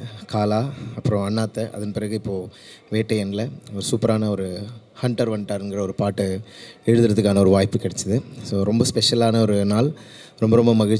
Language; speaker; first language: Tamil; native; Tamil